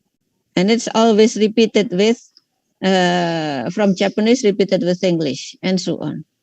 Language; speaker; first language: English; non-native, fluent; Indonesian